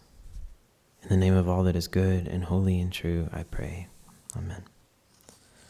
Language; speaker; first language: English; native; English